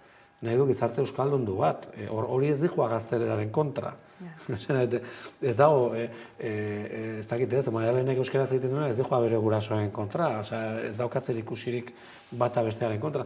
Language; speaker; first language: Basque; native; Basque